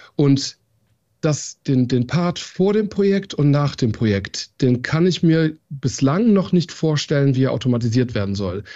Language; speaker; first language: German; early bilingual, other home language; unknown